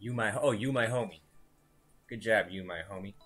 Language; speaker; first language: English; native; English